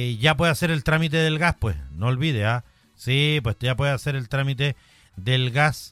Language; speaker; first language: Spanish; native; Spanish